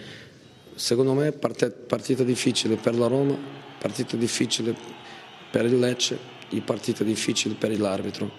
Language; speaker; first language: Italian; non-native, fluent; Portuguese